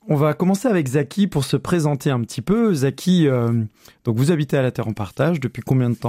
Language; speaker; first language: French; native; French